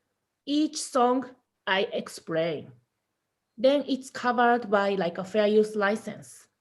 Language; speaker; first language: English; non-native, learner; Japanese